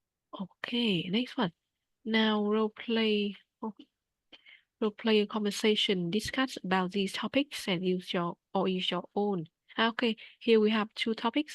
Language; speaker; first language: English; non-native, fluent; Vietnamese